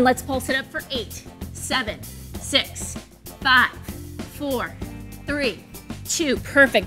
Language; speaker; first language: English; native; English